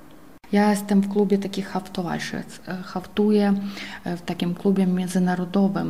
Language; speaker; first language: Polish; non-native, fluent; Ukrainian